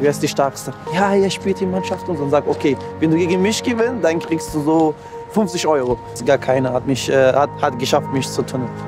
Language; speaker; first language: German; non-native, learner; Arabic